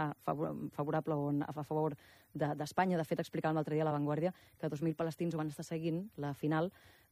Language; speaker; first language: Catalan; native; Catalan